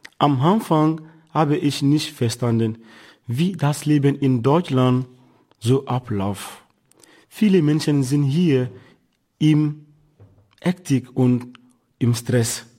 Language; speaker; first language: German; non-native, fluent; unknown